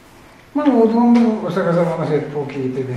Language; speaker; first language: Japanese; non-native, fluent; Sinhala